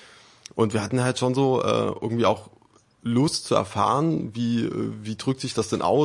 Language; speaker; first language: German; native; German